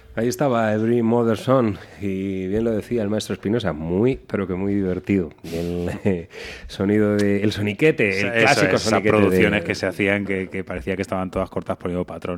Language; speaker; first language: Spanish; native; Spanish